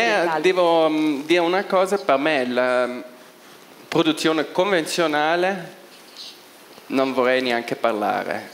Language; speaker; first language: Italian; non-native, local second language; German